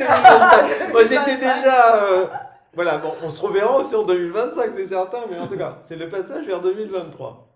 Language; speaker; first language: French; native; French